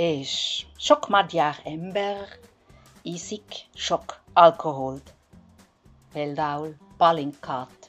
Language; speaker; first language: Hungarian; non-native, learner; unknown